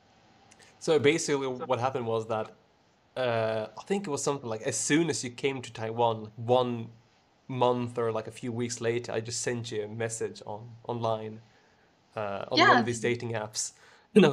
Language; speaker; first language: English; non-native, fluent; Swedish